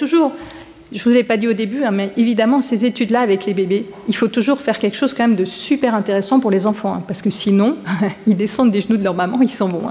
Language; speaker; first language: French; native; French